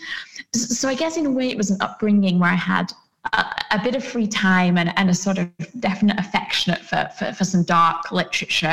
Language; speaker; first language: English; native; English